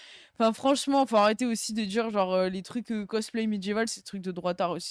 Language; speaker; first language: French; native; French